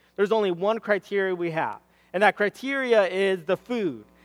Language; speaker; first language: English; native; English